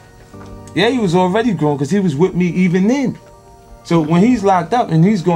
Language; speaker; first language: English; native; English